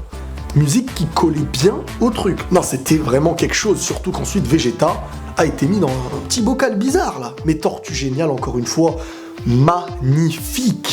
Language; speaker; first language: French; native; French